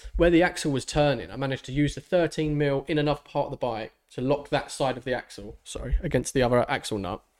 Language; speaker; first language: English; native; English